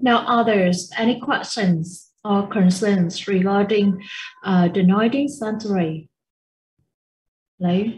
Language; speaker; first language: English; non-native, fluent; Vietnamese